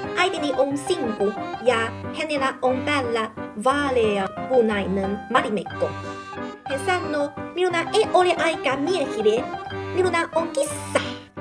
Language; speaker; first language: Finnish; non-native, learner; Chinese